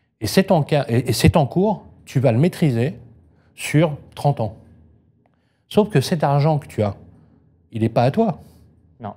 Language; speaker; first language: French; native; French